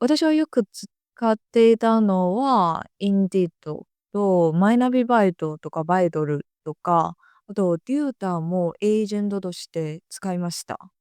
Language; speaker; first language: Japanese; non-native, fluent; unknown